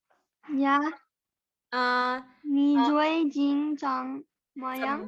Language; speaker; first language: Chinese; non-native, learner; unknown